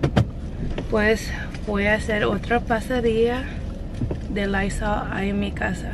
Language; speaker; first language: Spanish; early bilingual, heritage; Spanish